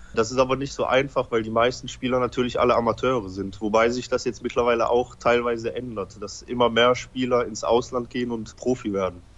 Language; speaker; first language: German; early bilingual, other home language; Polish